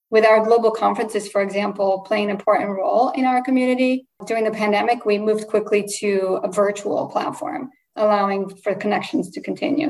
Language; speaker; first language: English; non-native, fluent; Polish